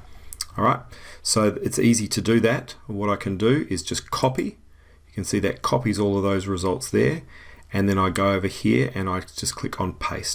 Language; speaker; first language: English; native; English